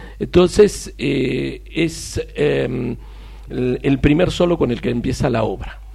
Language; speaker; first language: Spanish; native; Spanish